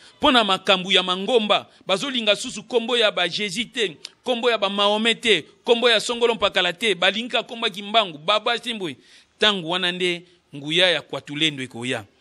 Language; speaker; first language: Lingala; non-native, local second language; Kongo